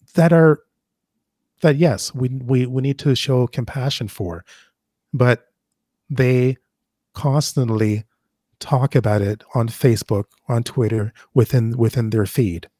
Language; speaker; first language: English; native; English